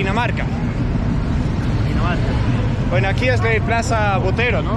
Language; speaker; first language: Spanish; non-native, learner; English